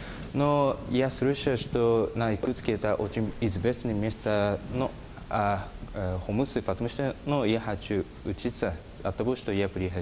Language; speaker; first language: Russian; non-native, learner; Japanese